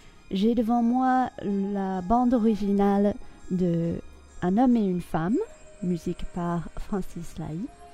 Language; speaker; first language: French; non-native, fluent; English